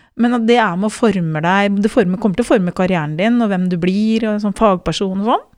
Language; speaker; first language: Norwegian; native; Norwegian